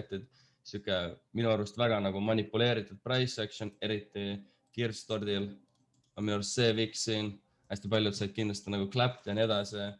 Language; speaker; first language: Estonian; native; Estonian